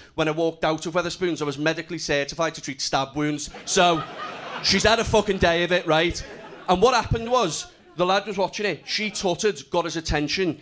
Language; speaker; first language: English; native; English